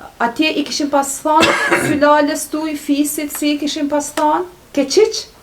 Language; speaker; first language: Albanian; early bilingual, heritage; Albanian